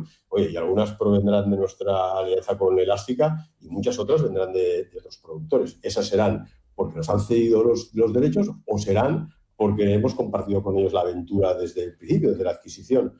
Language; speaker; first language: Spanish; native; Spanish